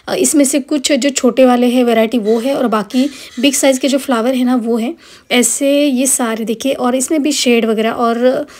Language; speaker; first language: Hindi; non-native, local second language; Marathi